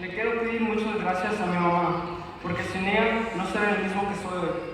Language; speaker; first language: Spanish; early bilingual, heritage; Spanish